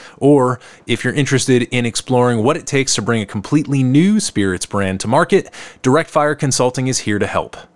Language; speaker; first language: English; native; English